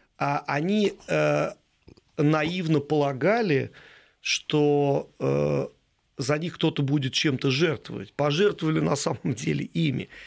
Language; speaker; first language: Russian; native; Russian